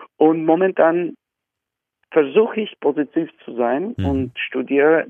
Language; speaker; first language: German; non-native, learner; Albanian